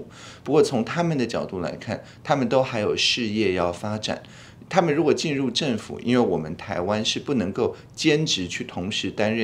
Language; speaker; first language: Chinese; native; Chinese